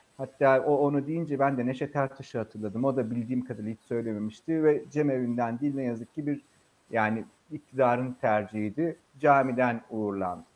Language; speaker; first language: Turkish; native; Turkish